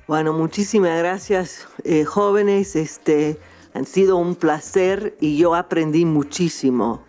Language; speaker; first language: Spanish; non-native, fluent; English